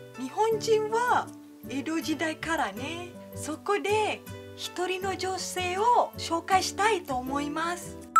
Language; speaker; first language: Japanese; non-native, fluent; Malay